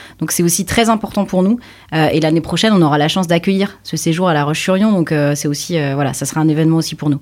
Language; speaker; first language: French; native; French